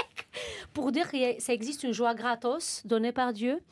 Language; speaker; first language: French; non-native, fluent; Romanian